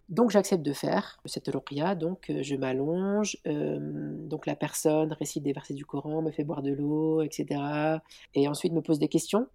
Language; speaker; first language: French; native; French